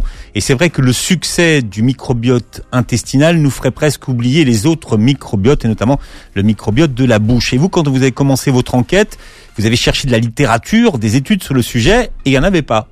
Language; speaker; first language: French; native; French